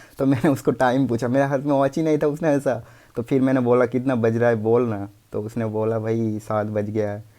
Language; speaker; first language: Hindi; non-native, local second language; Bangla